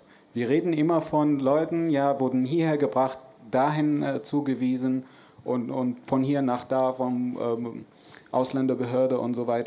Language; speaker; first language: German; non-native, fluent; Arabic